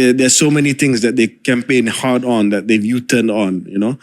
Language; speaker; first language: English; non-native, local second language; Malay